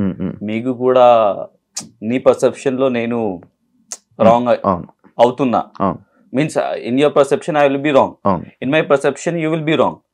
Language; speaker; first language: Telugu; non-native, learner; Hindi